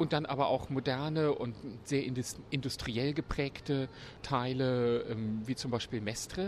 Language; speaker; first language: German; native; German